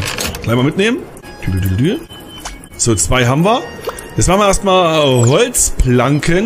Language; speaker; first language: German; native; German